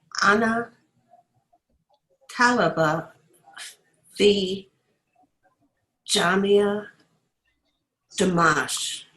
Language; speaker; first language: Arabic; non-native, learner; English